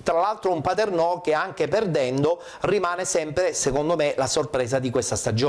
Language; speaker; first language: Italian; native; Italian